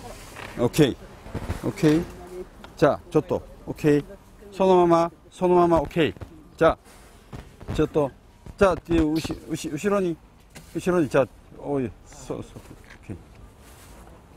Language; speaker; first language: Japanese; non-native, learner; Korean